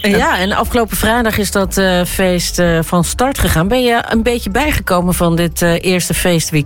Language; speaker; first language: Dutch; native; Dutch